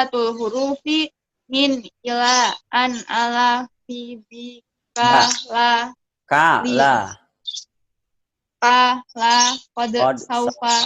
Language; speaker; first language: Arabic; non-native, learner; Indonesian